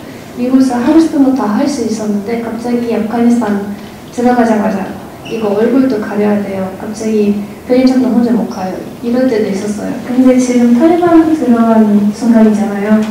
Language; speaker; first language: Korean; non-native, fluent; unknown